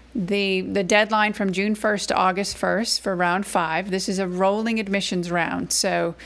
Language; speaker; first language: English; native; English